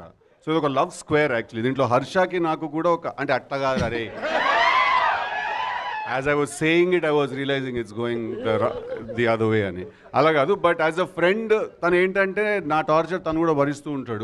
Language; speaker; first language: Telugu; native; Telugu